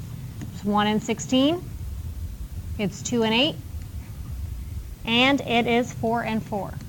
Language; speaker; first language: English; native; English